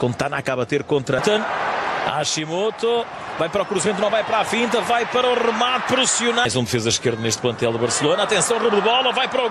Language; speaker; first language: Portuguese; native; Portuguese